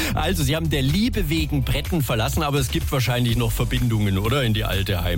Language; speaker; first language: German; native; German